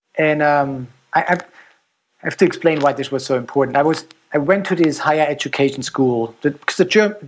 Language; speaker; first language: English; non-native, fluent; German